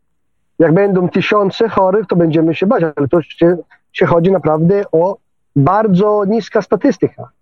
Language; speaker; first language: Polish; non-native, fluent; Italian